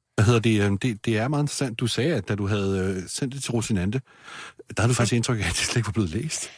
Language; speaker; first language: Danish; native; Danish